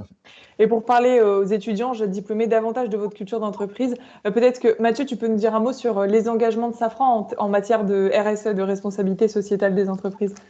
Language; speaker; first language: French; native; French